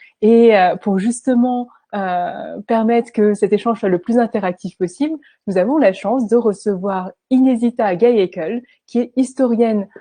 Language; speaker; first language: French; native; French